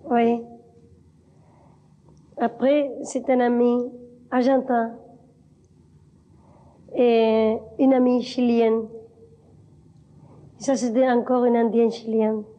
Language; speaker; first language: French; non-native, learner; Spanish